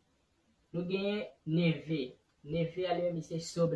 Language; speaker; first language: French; non-native, learner; Haitian Creole